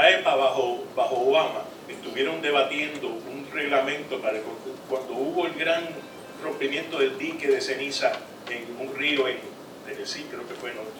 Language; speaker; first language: Spanish; native; Spanish